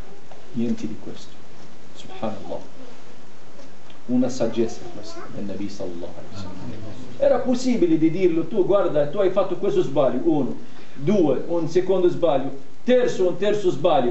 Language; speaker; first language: Italian; non-native, fluent; Arabic